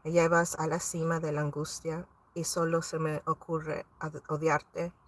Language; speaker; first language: Spanish; early bilingual, heritage; Spanish